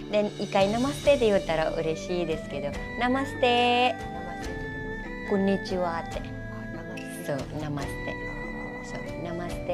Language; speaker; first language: Japanese; non-native, learner; Hindi